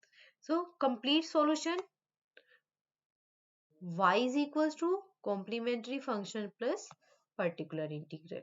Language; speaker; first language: Hindi; native; Hindi